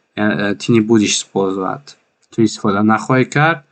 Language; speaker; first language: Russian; non-native, fluent; Tajik